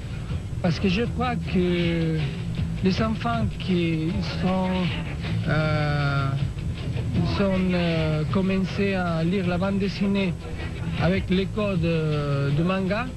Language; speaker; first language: French; non-native, fluent; Spanish